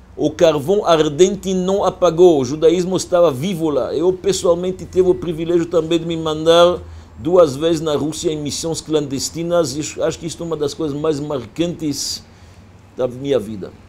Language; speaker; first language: Portuguese; non-native, fluent; French